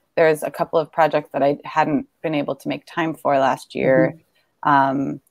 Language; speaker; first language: English; native; English